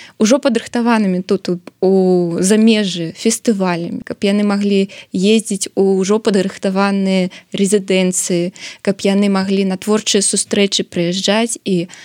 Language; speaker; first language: Belarusian; non-native, local second language; Russian